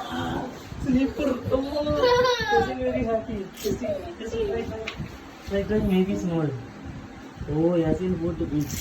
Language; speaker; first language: English; non-native, learner; Malayalam